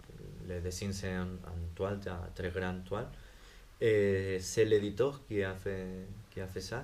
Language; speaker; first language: French; non-native, learner; Spanish